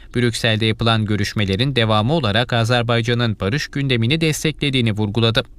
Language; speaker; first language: Turkish; native; Turkish